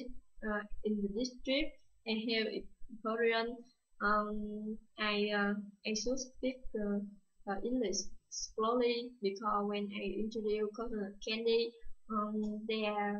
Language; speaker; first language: English; non-native, learner; Vietnamese